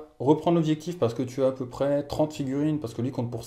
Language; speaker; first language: French; native; French